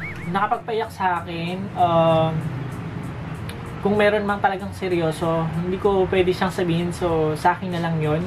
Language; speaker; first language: Filipino; native; Filipino